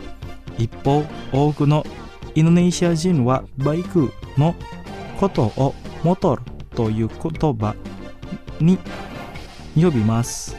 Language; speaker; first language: Japanese; non-native, fluent; Indonesian